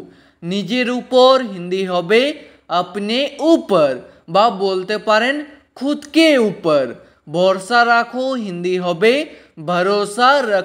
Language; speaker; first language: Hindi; non-native, local second language; Bangla